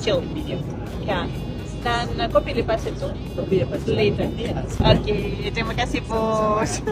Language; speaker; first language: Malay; non-native, learner; English